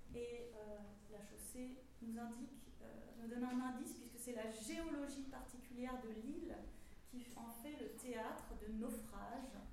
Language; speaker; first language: French; native; French